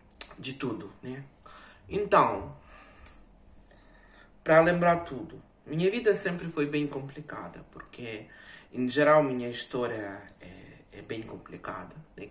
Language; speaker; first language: Portuguese; non-native, fluent; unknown